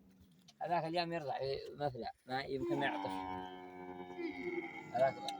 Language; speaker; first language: Arabic; native; Arabic